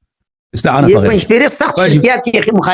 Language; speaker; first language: Hindi; non-native, learner; Pashto